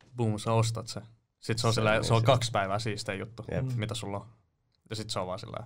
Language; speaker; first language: Finnish; native; Finnish